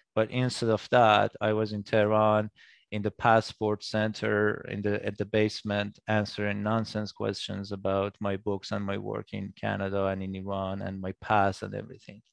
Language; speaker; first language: English; non-native, fluent; Persian